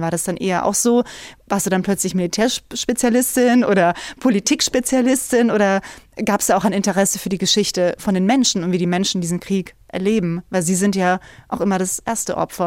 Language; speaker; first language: German; native; German